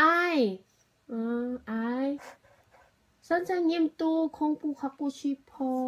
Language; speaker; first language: Korean; non-native, learner; Thai